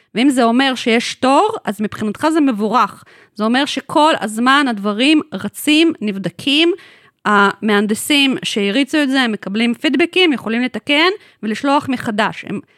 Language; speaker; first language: Hebrew; non-native, fluent; Russian